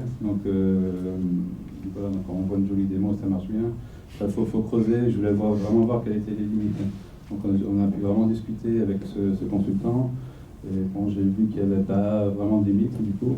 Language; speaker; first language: French; native; French